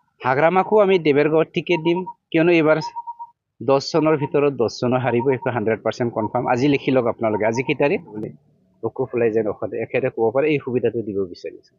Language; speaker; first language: Assamese; non-native, local second language; Bodo